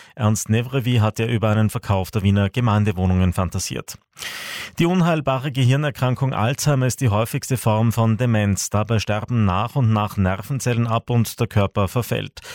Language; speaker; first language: German; native; German